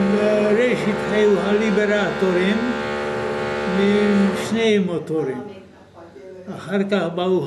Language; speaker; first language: Hebrew; non-native, fluent; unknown